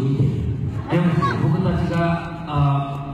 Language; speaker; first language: Japanese; non-native, learner; Korean